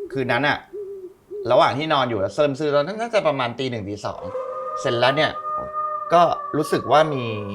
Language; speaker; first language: Thai; native; Thai